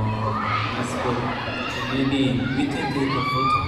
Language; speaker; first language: English; non-native, learner; Korean